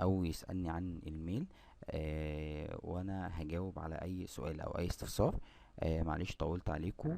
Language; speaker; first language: Arabic; native; Arabic